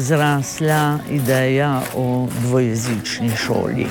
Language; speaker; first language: Slovenian; native; Slovenian